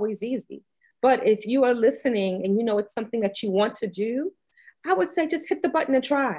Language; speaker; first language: English; native; English